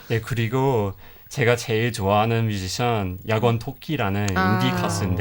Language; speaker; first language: Korean; non-native, fluent; English